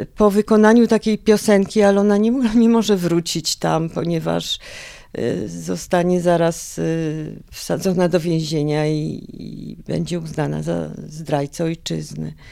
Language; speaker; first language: Polish; native; Polish